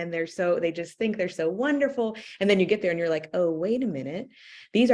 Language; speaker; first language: English; native; English